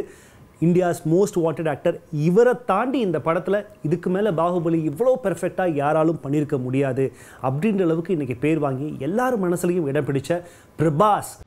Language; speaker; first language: Tamil; native; Tamil